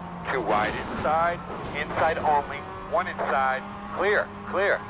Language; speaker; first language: English; native; English